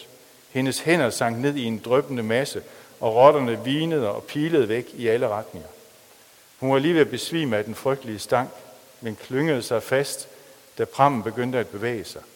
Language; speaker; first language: Danish; native; Danish